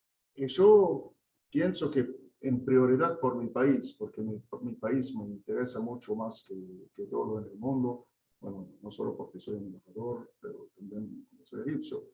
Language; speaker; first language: Spanish; non-native, fluent; Arabic